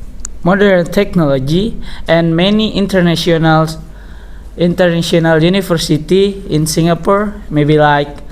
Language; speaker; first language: English; non-native, learner; Indonesian